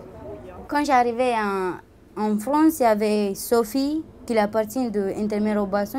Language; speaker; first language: French; non-native, learner; Romanian